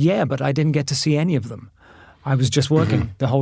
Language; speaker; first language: English; native; English